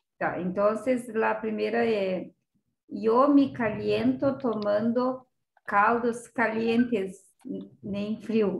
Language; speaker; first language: Spanish; non-native, learner; Portuguese